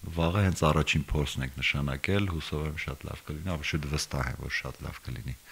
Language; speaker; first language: Armenian; native; Armenian